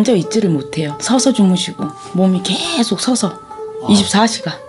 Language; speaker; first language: Korean; native; Korean